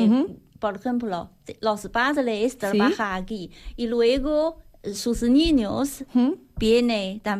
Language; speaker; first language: Spanish; non-native, learner; Chinese